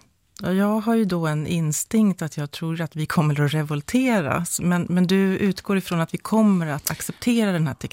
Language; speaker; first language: Swedish; native; Swedish